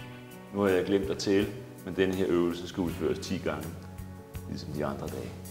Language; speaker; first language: Danish; native; Danish